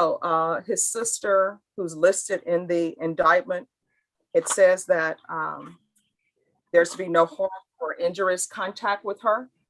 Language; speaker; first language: English; native; English